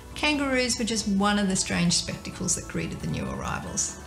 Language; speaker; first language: English; native; English